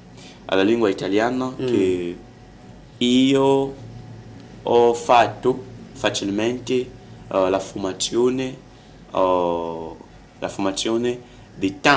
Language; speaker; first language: Italian; non-native, learner; French